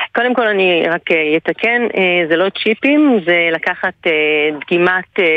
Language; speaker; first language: Hebrew; native; Hebrew